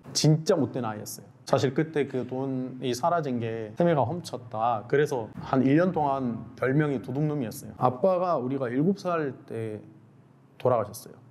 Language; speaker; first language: Korean; non-native, fluent; Arabic